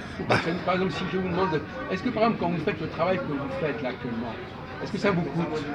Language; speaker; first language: French; native; French